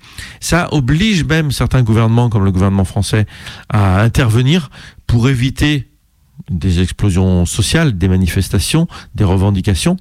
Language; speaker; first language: French; native; French